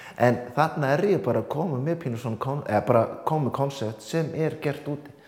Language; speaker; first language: Icelandic; early bilingual, other home language; Indonesian